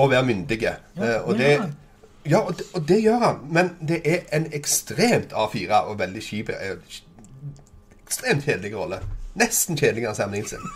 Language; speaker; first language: Norwegian; native; Norwegian